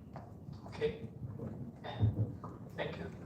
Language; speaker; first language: English; non-native, fluent; Korean